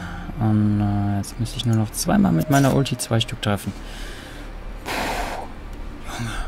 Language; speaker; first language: German; native; German